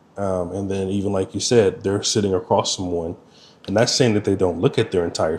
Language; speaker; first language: English; native; English